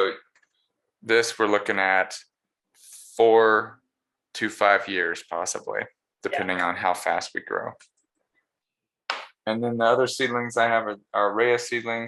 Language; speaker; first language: English; native; English